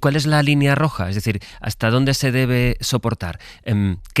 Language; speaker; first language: Spanish; native; Spanish